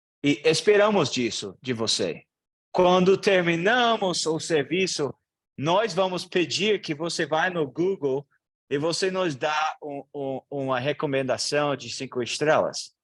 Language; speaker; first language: Portuguese; non-native, learner; English